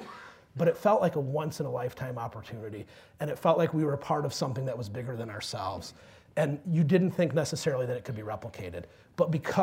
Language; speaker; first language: English; native; English